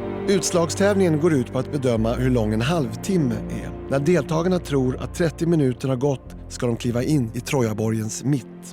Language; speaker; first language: Swedish; native; Swedish